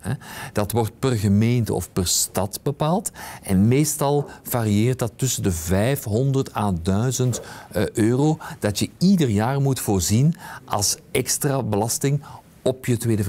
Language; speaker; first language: Dutch; native; Dutch